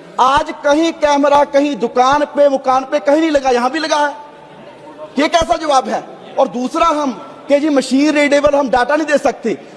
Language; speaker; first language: Hindi; non-native, local second language; Punjabi